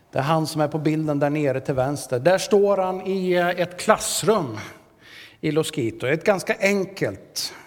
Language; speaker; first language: Swedish; native; Swedish